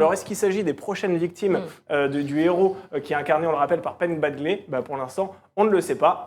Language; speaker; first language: French; native; French